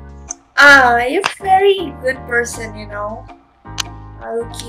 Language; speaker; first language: English; non-native, learner; Indonesian